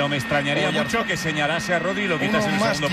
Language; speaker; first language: Spanish; native; Spanish